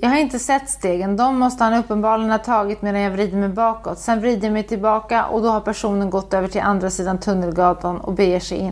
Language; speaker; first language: Swedish; native; Swedish